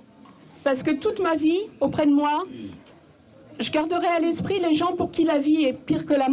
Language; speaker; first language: French; native; French